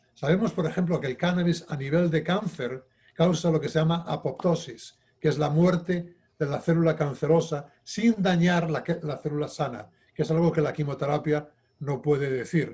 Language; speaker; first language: Spanish; native; Spanish